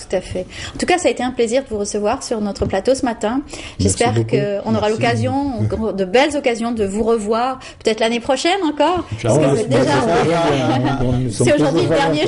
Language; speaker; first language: French; native; French